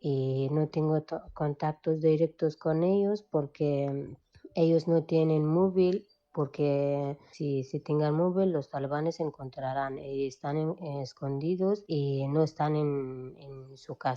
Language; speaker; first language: Spanish; non-native, fluent; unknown